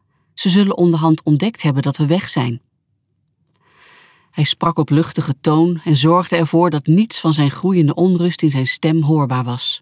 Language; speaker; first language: Dutch; native; Dutch